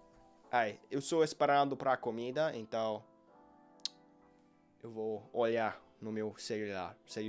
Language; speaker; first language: Portuguese; non-native, learner; English